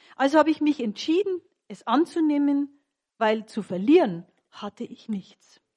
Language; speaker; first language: German; native; German